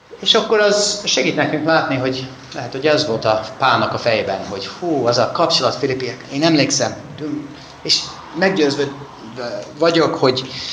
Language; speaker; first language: Hungarian; non-native, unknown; English